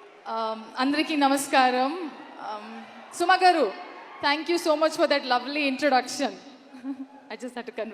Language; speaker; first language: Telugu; non-native, learner; Kannada